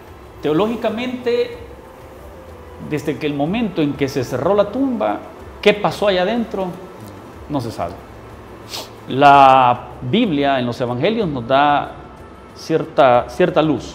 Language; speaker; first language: Spanish; native; Spanish